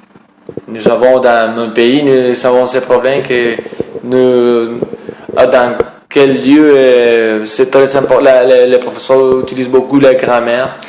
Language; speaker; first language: French; non-native, learner; Spanish